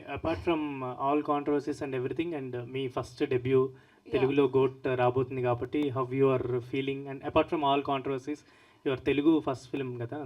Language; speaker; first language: Telugu; native; Telugu